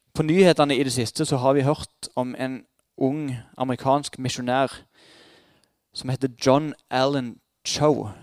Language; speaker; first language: Norwegian; native; Norwegian